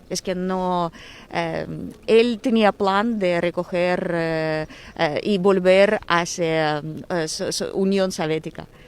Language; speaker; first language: Spanish; non-native, fluent; Ukrainian